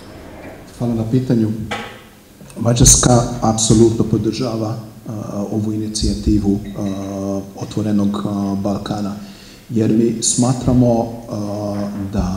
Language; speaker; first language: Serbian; non-native, fluent; Hungarian